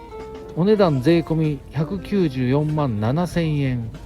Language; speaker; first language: Japanese; native; Japanese